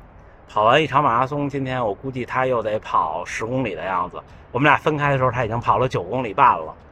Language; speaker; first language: Chinese; native; Chinese